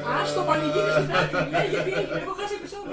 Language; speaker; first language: Greek; native; Greek